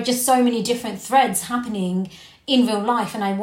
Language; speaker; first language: English; native; English